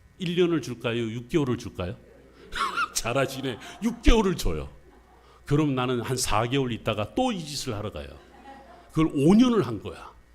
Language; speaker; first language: Korean; native; Korean